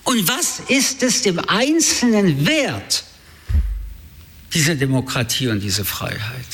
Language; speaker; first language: German; early bilingual, other home language; French